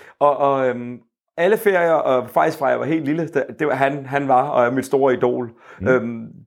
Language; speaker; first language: Danish; native; Danish